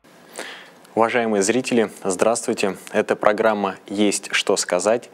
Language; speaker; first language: Russian; native; Russian